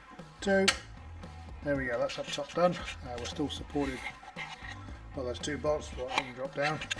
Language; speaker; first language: English; native; English